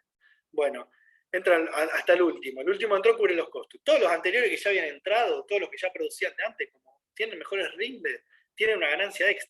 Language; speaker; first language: Spanish; native; Spanish